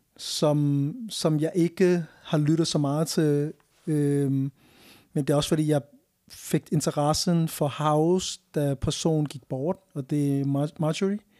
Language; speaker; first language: Danish; early bilingual, other home language; Thai